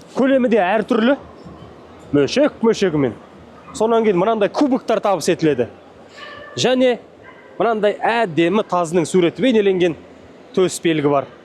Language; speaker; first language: Kazakh; native; Kazakh